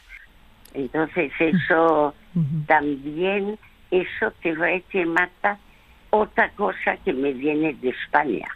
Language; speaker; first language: Spanish; early bilingual, other home language; French